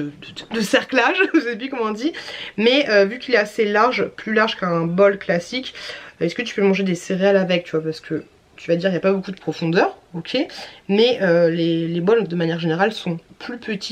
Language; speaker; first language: French; native; French